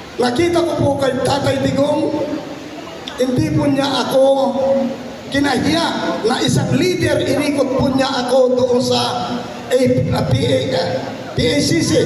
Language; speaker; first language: Filipino; non-native, local second language; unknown